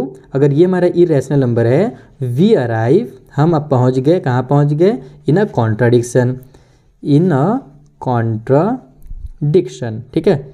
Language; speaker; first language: Hindi; native; Hindi